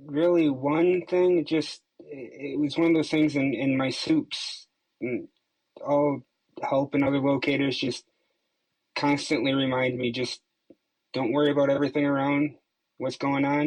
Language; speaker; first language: English; native; English